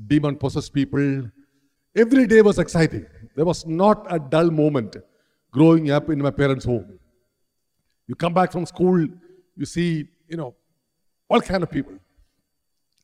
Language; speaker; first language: English; non-native, local second language; Malayalam